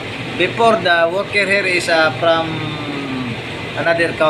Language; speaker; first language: English; non-native, learner; Filipino